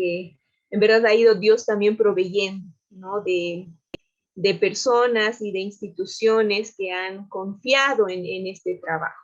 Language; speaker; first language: Spanish; native; Spanish